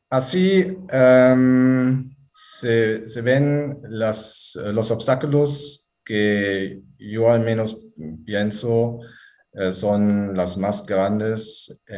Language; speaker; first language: Spanish; non-native, fluent; German